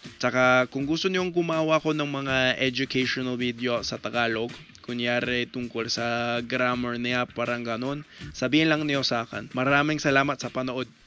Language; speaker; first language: Filipino; non-native, fluent; English